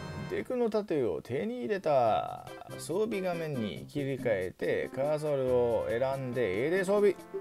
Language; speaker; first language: Japanese; non-native, learner; English